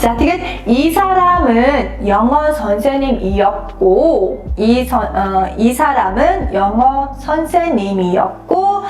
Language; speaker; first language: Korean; non-native, fluent; Mongolian